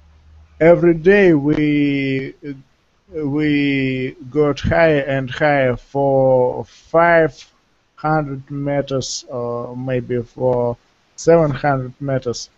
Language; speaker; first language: English; non-native, fluent; Russian